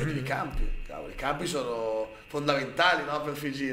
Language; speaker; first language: Italian; native; Italian